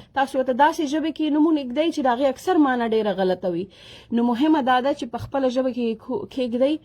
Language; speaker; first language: Pashto; native; Pashto